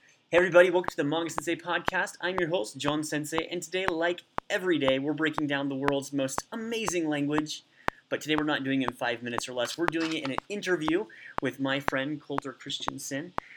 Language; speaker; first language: English; native; English